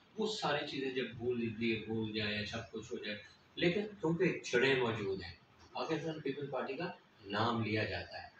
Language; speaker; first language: Urdu; native; Urdu